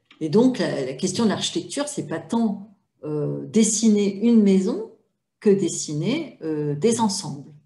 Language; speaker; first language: French; native; French